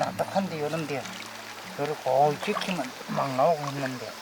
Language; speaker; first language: Korean; native; Korean